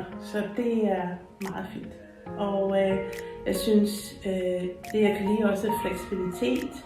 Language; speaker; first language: Danish; non-native, fluent; English